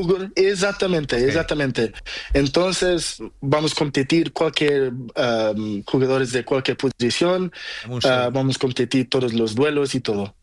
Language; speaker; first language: Spanish; non-native, learner; Portuguese